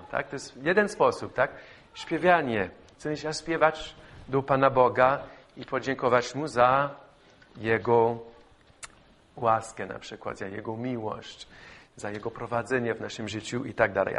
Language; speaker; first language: Polish; non-native, fluent; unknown